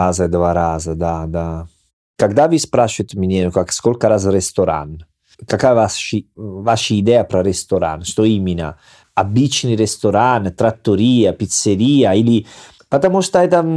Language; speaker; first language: Russian; non-native, learner; Italian